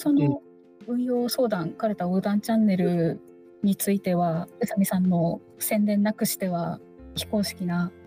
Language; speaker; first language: Japanese; native; Japanese